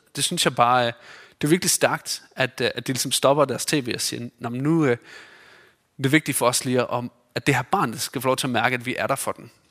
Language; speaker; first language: Danish; native; Danish